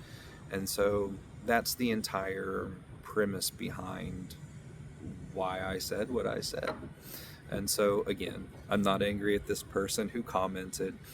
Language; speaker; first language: English; native; English